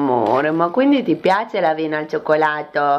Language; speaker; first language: Italian; native; Italian